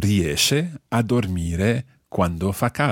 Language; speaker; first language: Italian; non-native, fluent; English